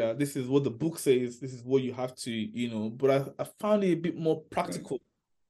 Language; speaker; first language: English; non-native, local second language; Yoruba